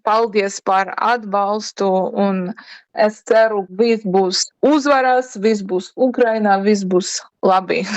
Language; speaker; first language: Latvian; non-native, learner; Ukrainian